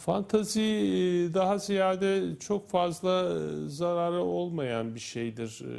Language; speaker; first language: Turkish; native; Turkish